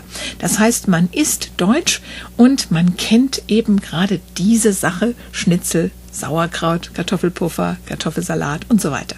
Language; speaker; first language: German; native; German